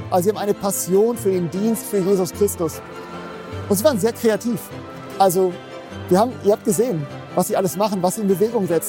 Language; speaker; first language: German; native; German